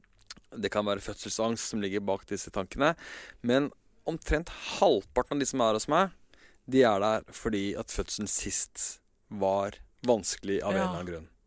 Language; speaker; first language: Norwegian; native; Norwegian